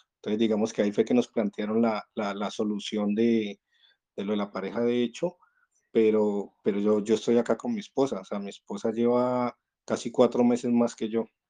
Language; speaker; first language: Spanish; native; Spanish